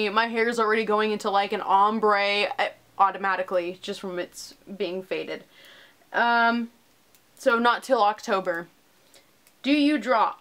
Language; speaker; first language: English; native; English